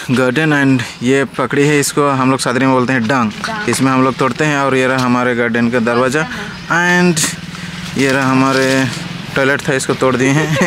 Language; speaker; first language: Hindi; non-native, local second language; Sadri